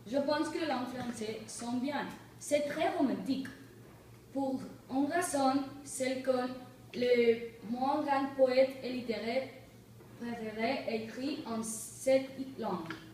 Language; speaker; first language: French; non-native, learner; Spanish